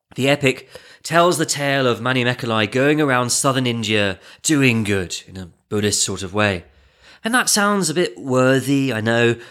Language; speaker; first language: English; native; English